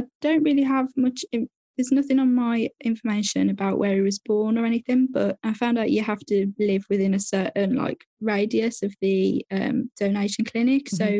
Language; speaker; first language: English; native; English